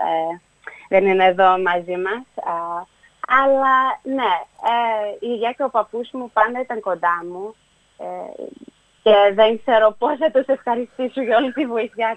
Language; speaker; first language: Greek; early bilingual, heritage; Greek